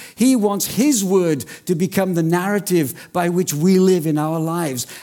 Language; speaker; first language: English; native; English